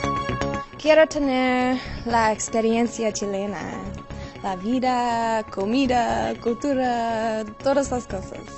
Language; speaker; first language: Spanish; non-native, learner; English